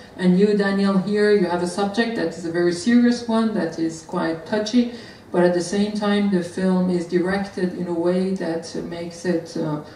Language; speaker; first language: English; non-native, fluent; French